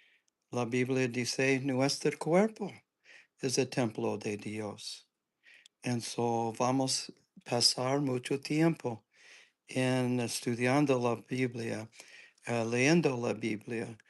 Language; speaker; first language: Spanish; non-native, learner; English